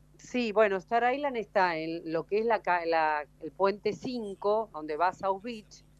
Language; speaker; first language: Spanish; native; Spanish